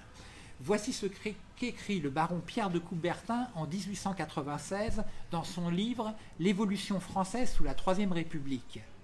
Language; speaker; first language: French; native; French